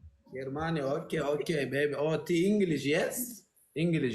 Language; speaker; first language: English; non-native, learner; Turkmen